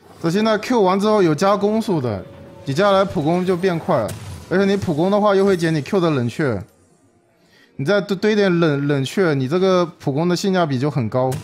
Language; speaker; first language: Chinese; native; Chinese